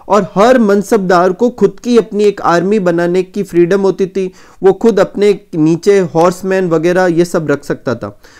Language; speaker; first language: Hindi; native; Hindi